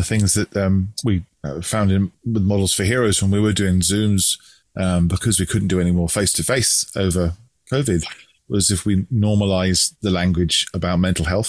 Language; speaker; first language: English; native; English